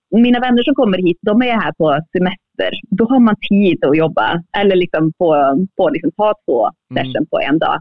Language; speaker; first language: Swedish; native; Swedish